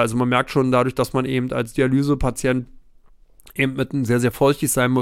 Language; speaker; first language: German; native; German